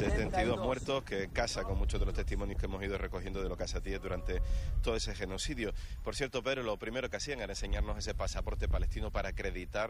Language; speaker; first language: Spanish; native; Spanish